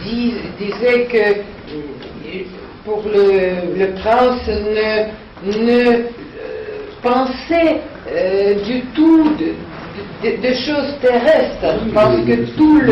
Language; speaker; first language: French; non-native, learner; Russian